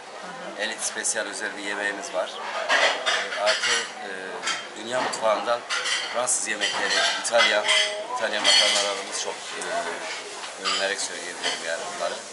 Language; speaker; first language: Turkish; native; Turkish